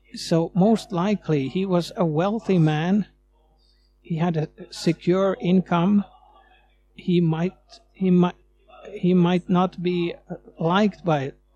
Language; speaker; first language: English; non-native, fluent; Swedish